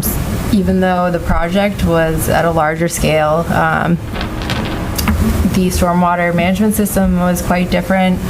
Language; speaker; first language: English; native; English